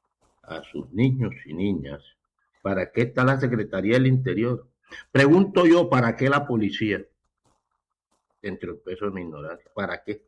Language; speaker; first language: Spanish; native; Spanish